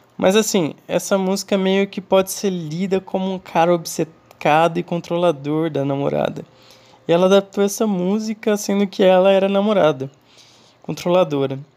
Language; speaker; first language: Portuguese; non-native, fluent; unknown